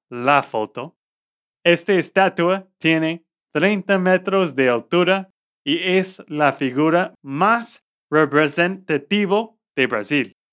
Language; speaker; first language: Spanish; non-native, fluent; English